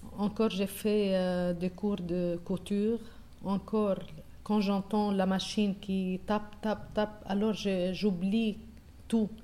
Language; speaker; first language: French; non-native, local second language; Arabic